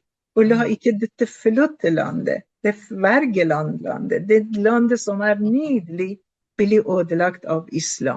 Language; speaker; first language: Norwegian; non-native, fluent; Persian